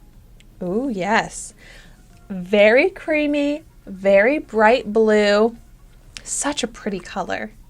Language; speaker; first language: English; native; English